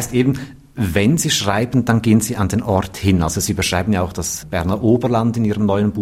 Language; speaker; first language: German; native; German